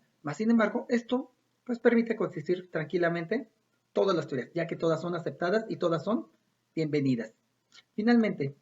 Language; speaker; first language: Spanish; native; Spanish